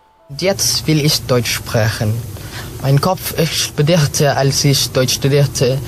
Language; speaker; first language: German; non-native, learner; Filipino